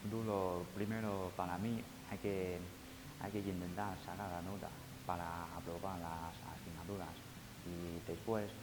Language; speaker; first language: Spanish; non-native, learner; Chinese